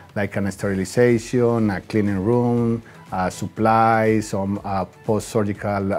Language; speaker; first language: English; non-native, fluent; Spanish